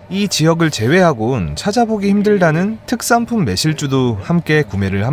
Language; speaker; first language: Korean; native; Korean